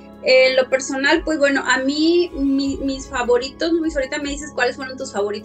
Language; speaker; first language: Spanish; native; Spanish